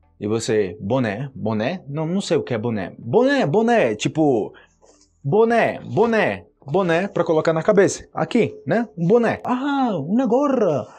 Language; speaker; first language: Portuguese; native; Portuguese